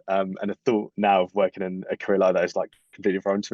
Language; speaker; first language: English; native; English